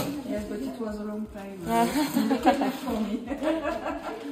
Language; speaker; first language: English; non-native, learner; French